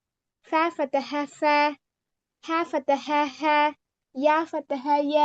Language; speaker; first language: Arabic; non-native, learner; Tamil